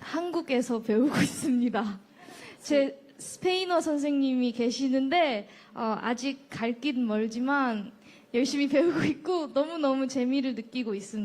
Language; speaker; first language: Korean; early bilingual, heritage; Korean